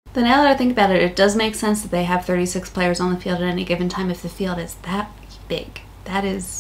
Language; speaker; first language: English; native; English